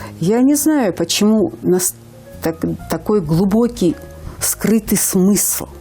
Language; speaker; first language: Russian; non-native, local second language; Ingush